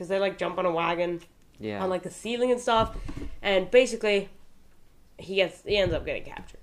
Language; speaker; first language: English; native; English